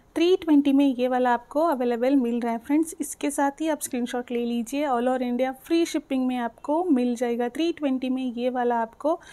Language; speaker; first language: Hindi; non-native, local second language; Telugu